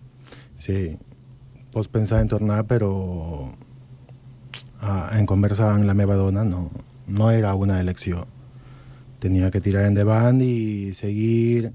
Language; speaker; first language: Catalan; non-native, learner; Spanish